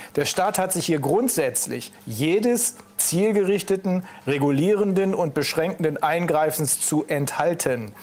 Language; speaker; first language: German; native; German